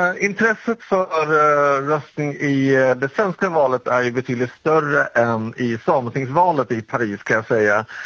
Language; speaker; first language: Swedish; native; Swedish